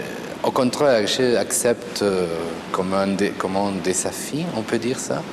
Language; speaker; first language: French; non-native, fluent; Spanish